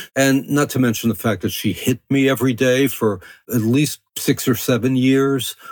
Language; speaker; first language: English; early bilingual, other home language; French